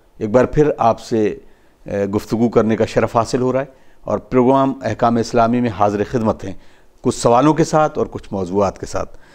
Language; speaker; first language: Urdu; native; Urdu